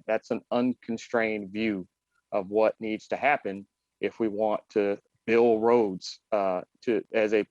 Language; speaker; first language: English; native; English